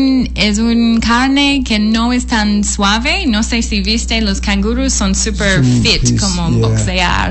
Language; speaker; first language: Spanish; non-native, fluent; English